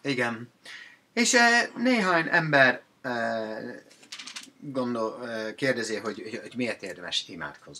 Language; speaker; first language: Hungarian; non-native, learner; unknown